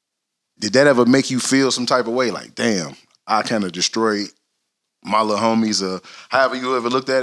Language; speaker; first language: English; native; English